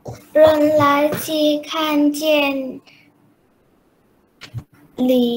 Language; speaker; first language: Chinese; non-native, learner; Indonesian